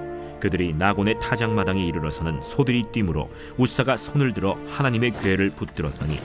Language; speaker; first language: Korean; native; Korean